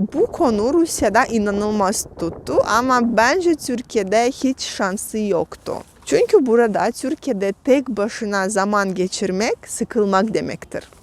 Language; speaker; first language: Turkish; non-native, fluent; Russian